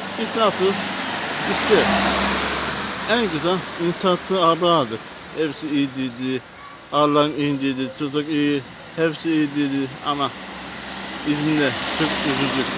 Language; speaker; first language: Turkish; non-native, learner; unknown